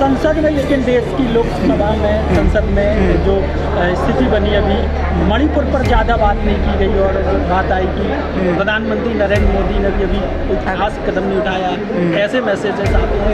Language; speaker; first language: Hindi; native; Hindi